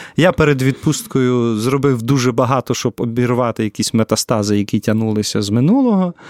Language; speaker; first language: Ukrainian; native; Ukrainian